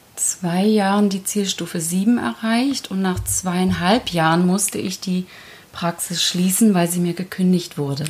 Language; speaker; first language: German; early bilingual, other home language; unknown